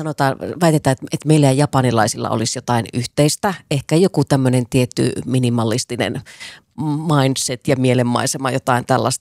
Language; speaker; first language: Finnish; native; Finnish